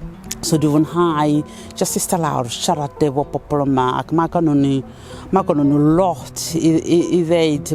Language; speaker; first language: Welsh; non-native, learner; Southern Sotho